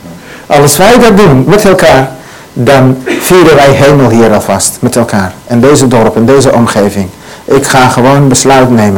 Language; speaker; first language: Dutch; non-native, learner; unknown